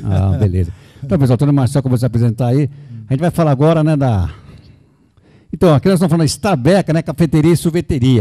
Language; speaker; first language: Portuguese; native; Portuguese